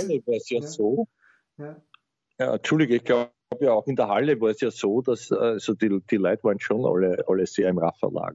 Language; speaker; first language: German; native; German